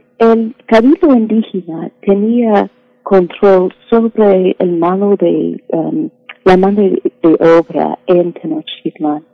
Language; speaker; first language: Spanish; non-native, fluent; English